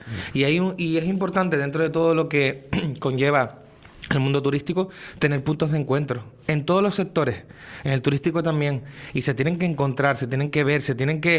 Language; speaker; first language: Spanish; native; Spanish